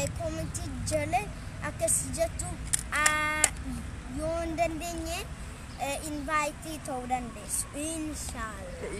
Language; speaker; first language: Oromo; early bilingual, heritage; Oromo